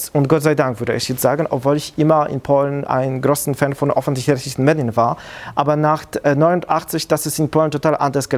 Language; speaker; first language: German; non-native, fluent; Polish